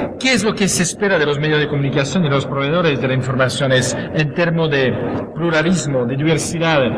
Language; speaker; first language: Spanish; non-native, fluent; French